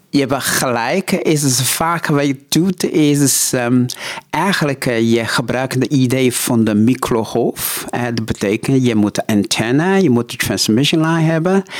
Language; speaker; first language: Dutch; non-native, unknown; Chinese